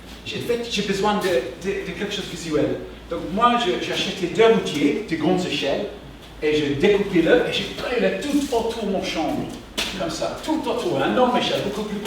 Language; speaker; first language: French; non-native, fluent; English